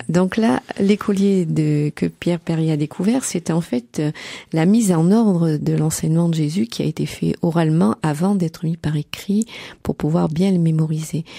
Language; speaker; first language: French; native; French